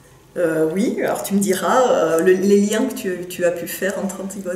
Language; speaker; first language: French; native; French